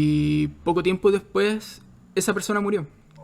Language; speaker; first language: Spanish; native; Spanish